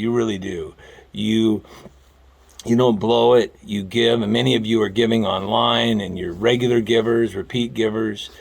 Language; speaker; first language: English; native; English